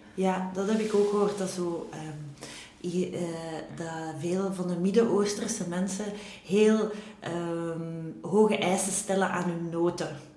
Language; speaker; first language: Dutch; native; Dutch